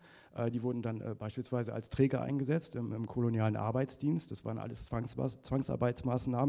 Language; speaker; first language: German; native; German